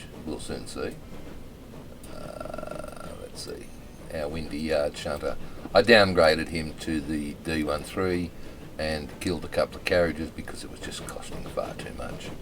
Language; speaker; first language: English; native; English